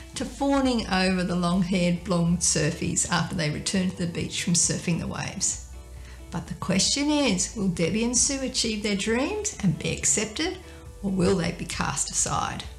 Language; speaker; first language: English; native; English